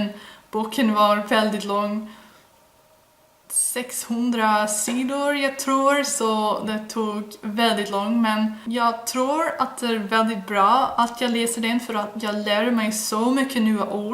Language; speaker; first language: Swedish; non-native, learner; Dutch